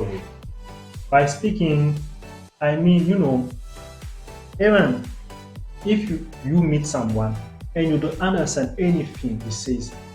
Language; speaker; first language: English; non-native, fluent; French